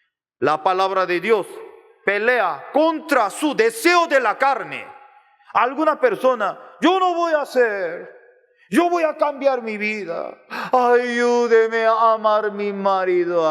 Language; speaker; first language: Spanish; non-native, learner; Korean